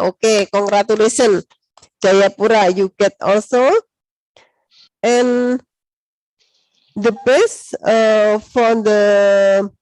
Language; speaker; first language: English; non-native, learner; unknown